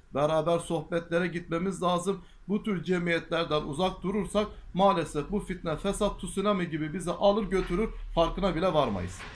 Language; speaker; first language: Turkish; non-native, local second language; Kurdish